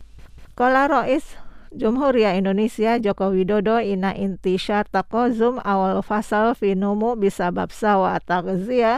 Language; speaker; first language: Arabic; non-native, fluent; Indonesian